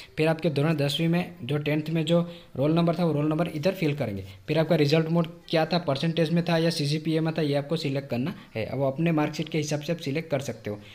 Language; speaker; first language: Hindi; non-native, local second language; Gujarati